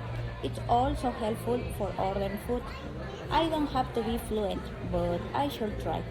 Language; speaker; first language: English; non-native, learner; Spanish